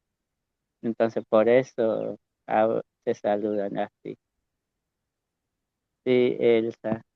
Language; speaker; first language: Spanish; non-native, local second language; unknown